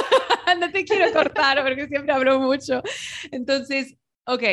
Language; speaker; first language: Spanish; native; Spanish